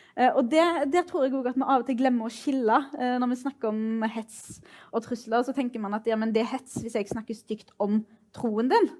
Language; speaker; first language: Norwegian; early bilingual, other home language; Arabic